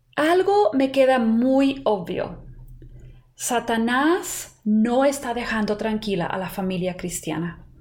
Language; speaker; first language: Spanish; non-native, fluent; English